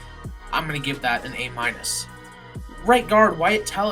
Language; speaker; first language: English; native; English